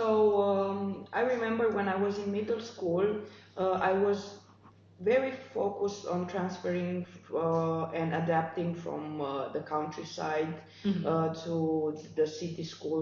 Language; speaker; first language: English; non-native, fluent; Romanian